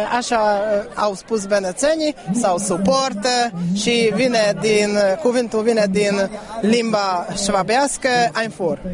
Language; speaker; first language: Romanian; non-native, learner; Hungarian